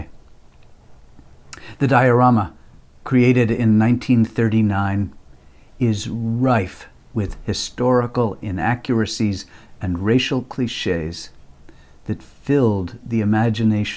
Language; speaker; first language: English; native; English